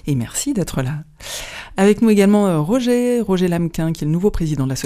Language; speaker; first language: French; native; French